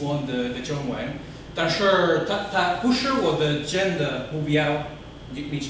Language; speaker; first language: Chinese; non-native, learner; English